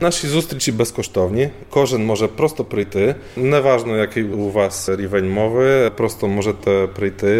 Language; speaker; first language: Ukrainian; non-native, fluent; Polish